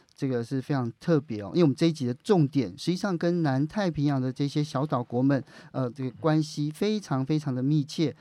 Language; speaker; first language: Chinese; native; Chinese